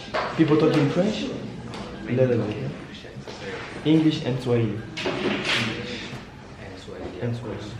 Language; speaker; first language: English; non-native, learner; French